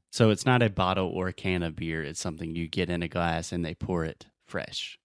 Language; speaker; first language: English; native; English